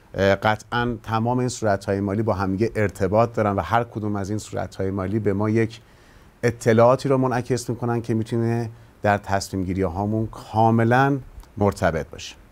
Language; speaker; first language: Persian; native; Persian